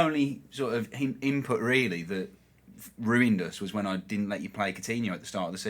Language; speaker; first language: English; native; English